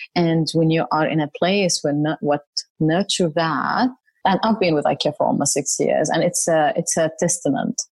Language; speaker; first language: English; non-native, fluent; Arabic